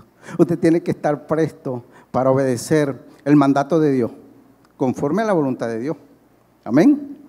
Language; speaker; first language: Spanish; native; Spanish